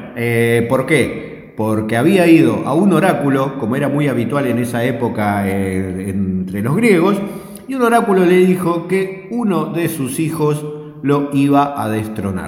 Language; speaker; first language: Spanish; native; Spanish